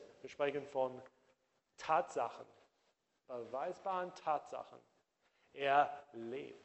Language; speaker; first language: German; non-native, fluent; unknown